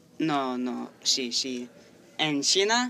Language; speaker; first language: Spanish; non-native, learner; English